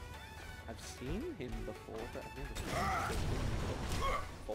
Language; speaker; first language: English; native; English